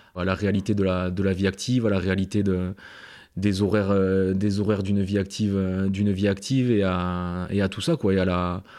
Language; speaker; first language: French; native; French